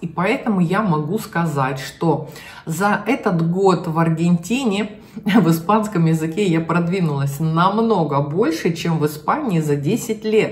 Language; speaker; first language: Russian; native; Russian